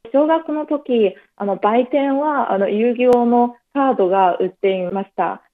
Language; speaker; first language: Japanese; non-native, fluent; Chinese